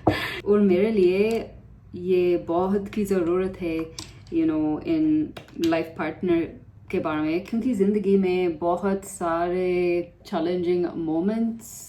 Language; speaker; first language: Hindi; non-native, learner; English